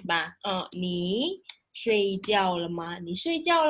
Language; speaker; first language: Chinese; non-native, fluent; Indonesian